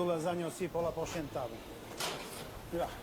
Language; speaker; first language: French; non-native, fluent; Portuguese